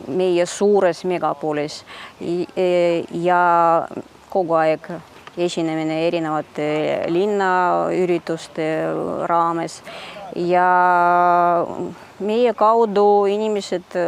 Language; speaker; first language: Estonian; early bilingual, heritage; Russian